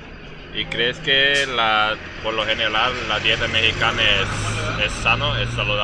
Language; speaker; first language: Spanish; non-native, learner; English